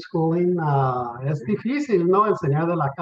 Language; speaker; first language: Spanish; early bilingual, heritage; Spanish